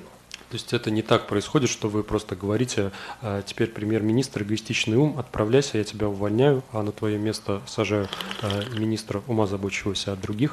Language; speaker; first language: Russian; native; Russian